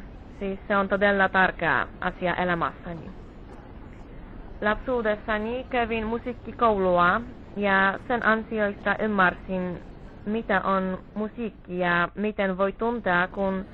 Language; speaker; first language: Finnish; non-native, fluent; Polish